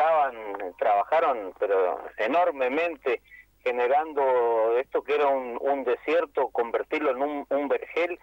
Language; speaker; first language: Spanish; native; Spanish